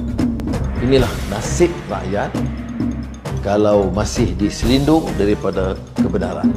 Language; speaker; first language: Malay; native; Malay